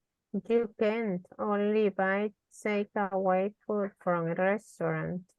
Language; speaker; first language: English; non-native, learner; Spanish